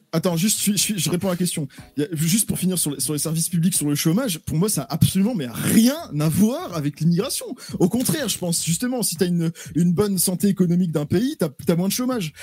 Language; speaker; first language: French; native; French